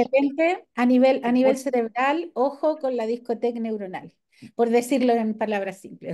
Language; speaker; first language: Spanish; native; Spanish